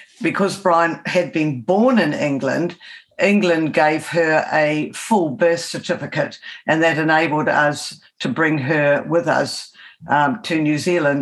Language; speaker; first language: English; native; English